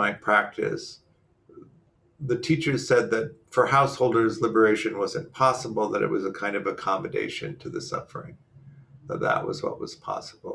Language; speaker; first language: English; native; English